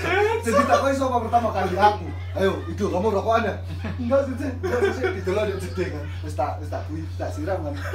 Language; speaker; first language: Indonesian; non-native, local second language; Javanese